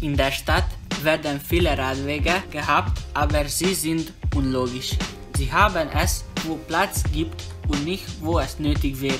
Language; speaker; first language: German; non-native, learner; Hungarian